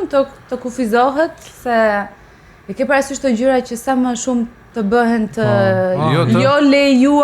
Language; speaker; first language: Albanian; native; Albanian